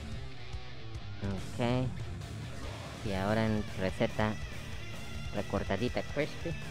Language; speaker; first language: Spanish; early bilingual, heritage; Spanish